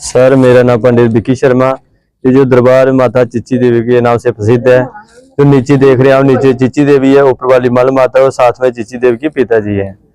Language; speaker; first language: Hindi; non-native, local second language; Dogri